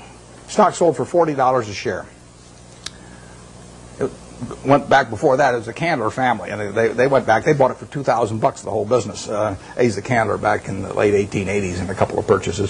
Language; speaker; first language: English; native; English